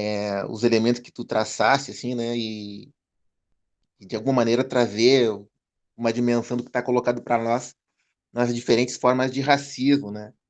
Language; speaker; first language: Portuguese; native; Portuguese